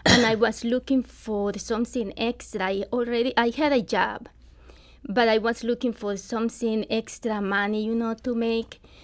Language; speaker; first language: English; non-native, fluent; Spanish